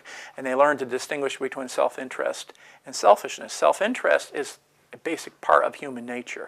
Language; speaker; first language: English; native; English